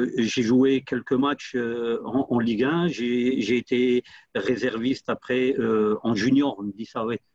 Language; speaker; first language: French; non-native, local second language; Arabic